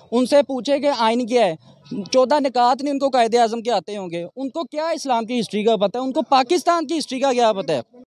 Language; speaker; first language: Urdu; non-native, local second language; Punjabi